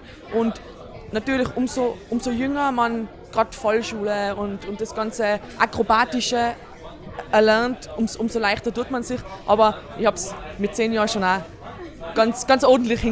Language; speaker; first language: German; native; German